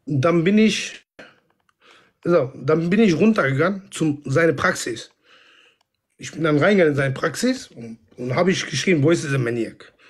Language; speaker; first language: German; non-native, fluent; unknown